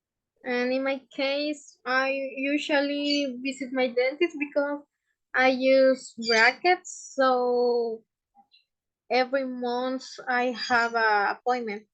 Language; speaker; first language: English; non-native, learner; Spanish